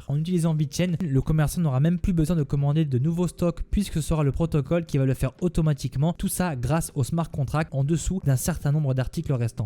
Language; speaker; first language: French; native; French